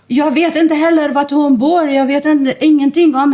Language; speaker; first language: Swedish; non-native, fluent; Arabic